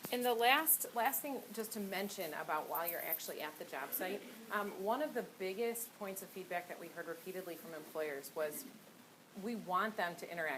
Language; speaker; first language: English; native; English